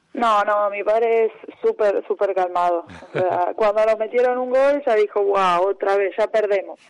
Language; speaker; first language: Spanish; native; Spanish